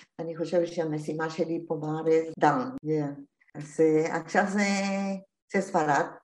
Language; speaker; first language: Hebrew; non-native, fluent; Spanish